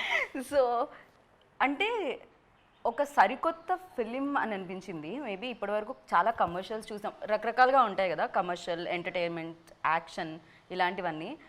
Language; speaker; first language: Telugu; native; Telugu